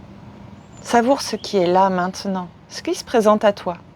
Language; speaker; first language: French; native; French